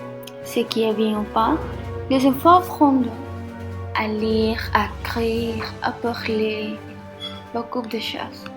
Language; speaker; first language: French; non-native, learner; Spanish